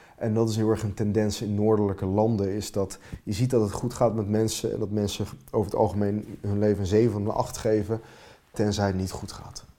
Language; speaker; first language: Dutch; non-native, fluent; Finnish